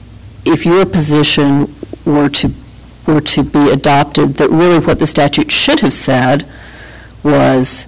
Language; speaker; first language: English; native; English